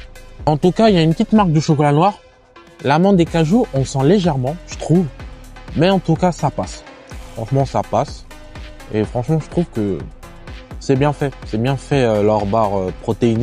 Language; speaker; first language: French; native; French